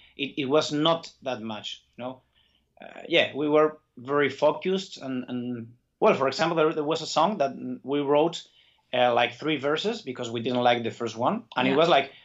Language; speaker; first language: English; early bilingual, other home language; Basque